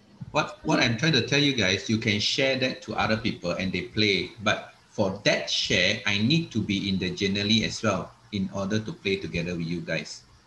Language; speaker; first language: English; non-native, local second language; Malay